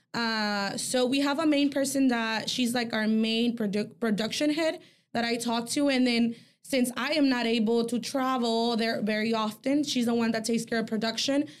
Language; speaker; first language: English; early bilingual, other home language; Spanish